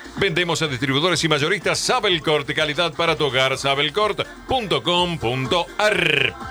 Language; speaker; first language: Spanish; native; Spanish